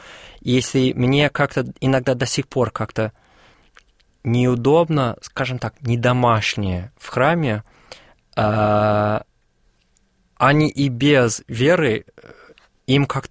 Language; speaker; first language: Russian; non-native, fluent; English